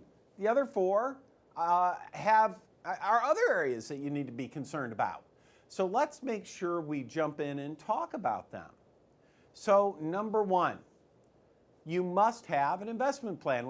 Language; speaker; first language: English; native; English